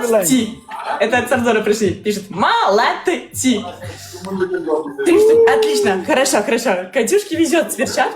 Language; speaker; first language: Russian; native; Russian